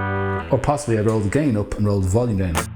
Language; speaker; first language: English; native; English